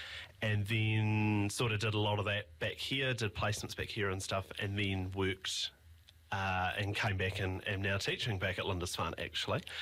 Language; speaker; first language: English; native; English